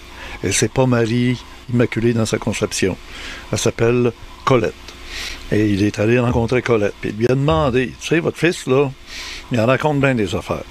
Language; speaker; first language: French; native; French